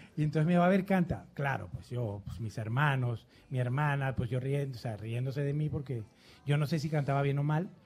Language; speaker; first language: Spanish; native; Spanish